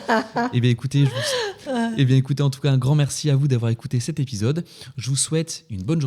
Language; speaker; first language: French; native; French